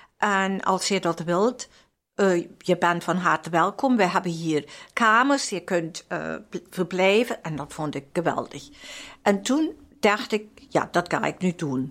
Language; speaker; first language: Dutch; non-native, fluent; German